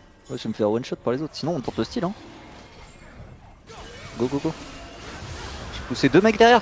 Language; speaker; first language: French; native; French